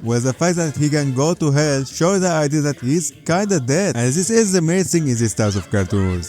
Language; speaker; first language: English; non-native, fluent; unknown